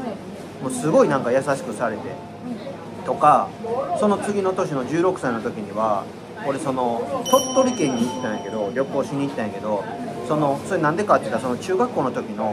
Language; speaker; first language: Japanese; native; Japanese